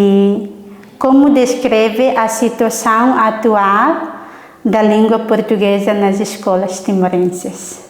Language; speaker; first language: Portuguese; non-native, learner; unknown